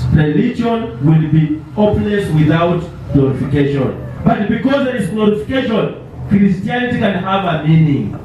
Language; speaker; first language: English; non-native, local second language; Swahili